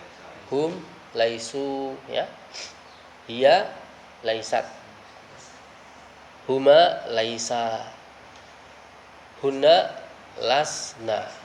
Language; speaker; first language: Arabic; non-native, fluent; Indonesian